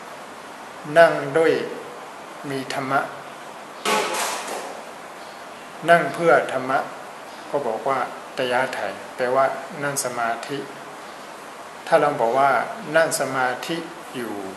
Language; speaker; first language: Thai; non-native, fluent; Burmese